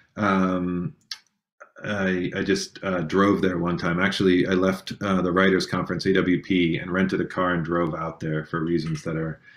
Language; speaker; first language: English; native; English